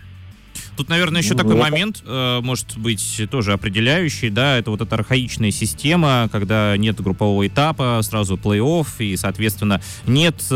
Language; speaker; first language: Russian; native; Russian